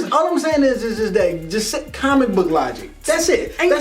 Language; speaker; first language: English; native; English